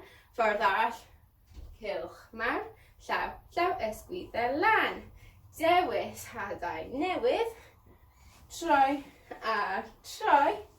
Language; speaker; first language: Welsh; non-native, local second language; English